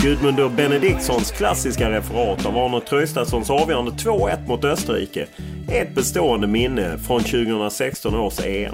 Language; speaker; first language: Swedish; native; Swedish